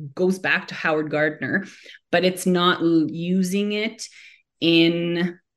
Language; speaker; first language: English; native; English